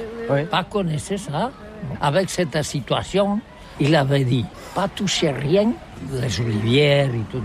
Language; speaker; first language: French; non-native, learner; Catalan